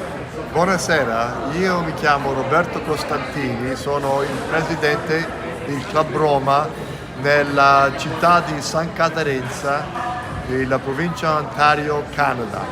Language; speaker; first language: Italian; early bilingual, heritage; English